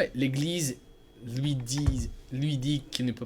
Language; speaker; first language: French; non-native, learner; English